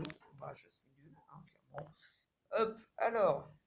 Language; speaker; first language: French; native; French